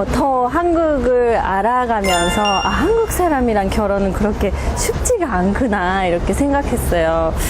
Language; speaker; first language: Korean; non-native, fluent; English